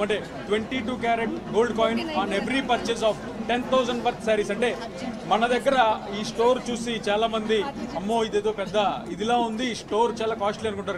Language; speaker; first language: Telugu; native; Telugu